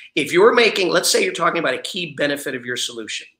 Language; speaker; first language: English; native; English